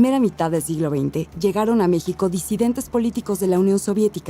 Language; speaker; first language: Spanish; native; Spanish